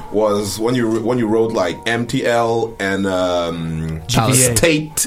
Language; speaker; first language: English; early bilingual, other home language; French